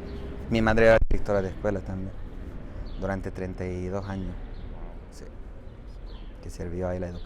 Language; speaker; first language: Spanish; non-native, fluent; Arabic